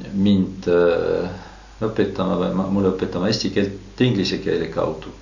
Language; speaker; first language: Estonian; non-native, fluent; French